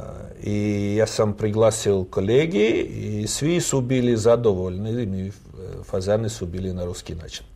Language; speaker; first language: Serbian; non-native, learner; Russian